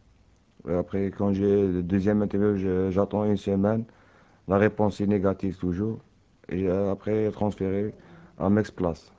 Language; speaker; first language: French; non-native, learner; Arabic